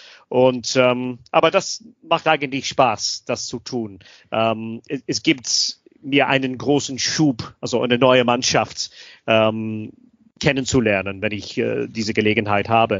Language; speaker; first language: German; non-native, fluent; English